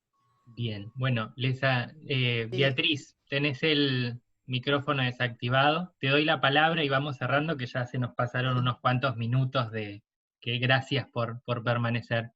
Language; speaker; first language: Spanish; native; Spanish